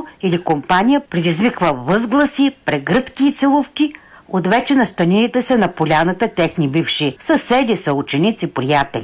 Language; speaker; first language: Bulgarian; native; Bulgarian